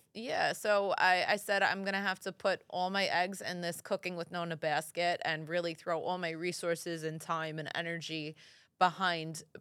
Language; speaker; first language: English; early bilingual, other home language; Italian